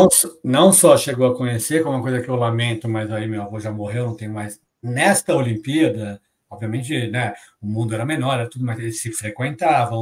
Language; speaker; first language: Portuguese; native; Portuguese